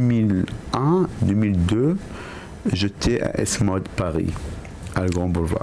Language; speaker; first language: French; non-native, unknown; Arabic